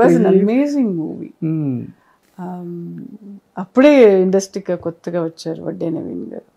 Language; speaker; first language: Telugu; non-native, local second language; Kannada